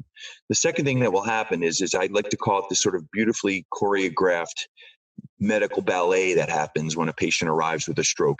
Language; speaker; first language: English; native; English